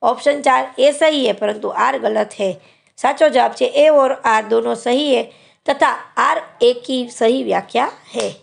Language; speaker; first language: Hindi; non-native, local second language; Gujarati